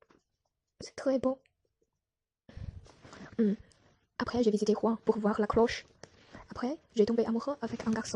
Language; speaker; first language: French; non-native, learner; Chinese